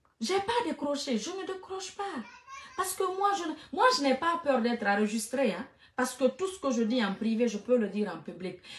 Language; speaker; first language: French; non-native, local second language; Fula